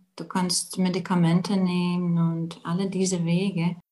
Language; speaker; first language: German; non-native, fluent; Latvian